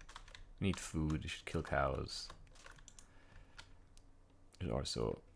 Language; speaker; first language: English; native; English